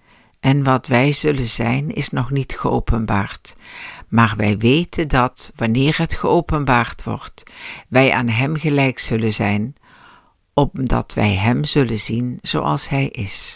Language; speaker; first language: Dutch; native; Dutch